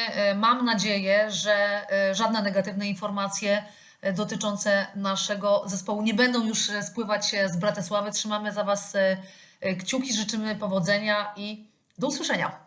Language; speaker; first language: Polish; native; Polish